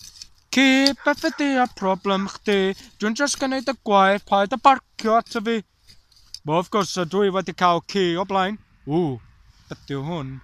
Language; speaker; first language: Welsh; non-native, learner; English